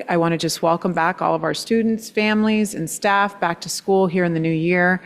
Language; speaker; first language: English; native; English